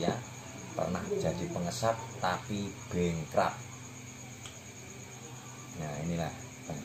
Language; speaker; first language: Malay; non-native, local second language; Javanese